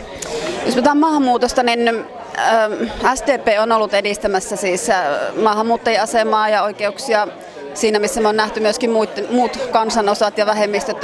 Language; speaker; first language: Finnish; native; Finnish